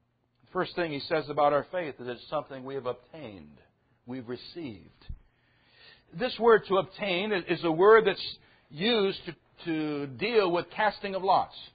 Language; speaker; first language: English; native; English